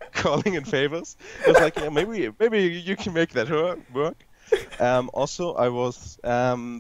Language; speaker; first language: English; non-native, fluent; German